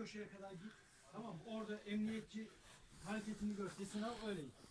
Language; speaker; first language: Turkish; native; Turkish